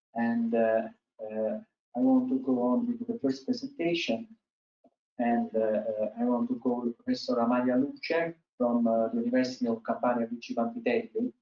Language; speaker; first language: English; non-native, fluent; Italian